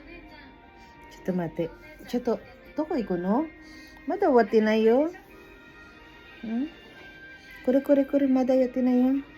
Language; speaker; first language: Japanese; non-native, fluent; Filipino